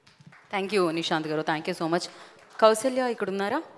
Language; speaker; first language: Telugu; native; Telugu